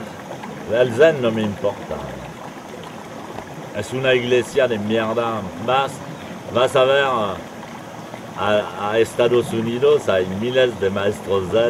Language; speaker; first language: Spanish; non-native, fluent; French